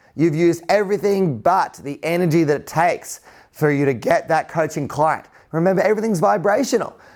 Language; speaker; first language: English; native; English